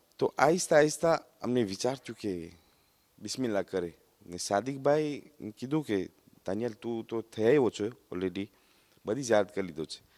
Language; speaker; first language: Gujarati; early bilingual, heritage; Gujarati